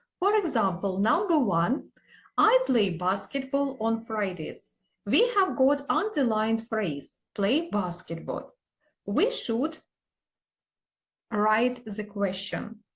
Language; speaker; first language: English; non-native, fluent; Ukrainian